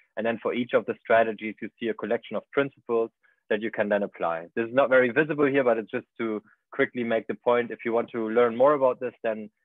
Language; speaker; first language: English; non-native, fluent; German